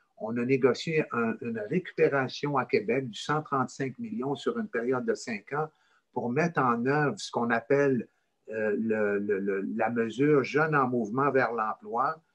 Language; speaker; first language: French; native; French